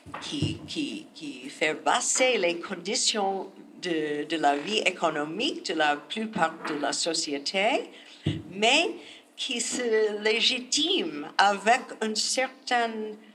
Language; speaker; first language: French; non-native, learner; English